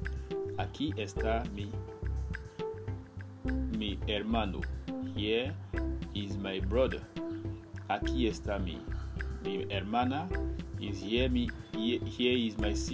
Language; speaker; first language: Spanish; non-native, fluent; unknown